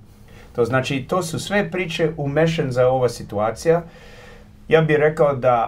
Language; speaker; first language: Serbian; early bilingual, heritage; Croatian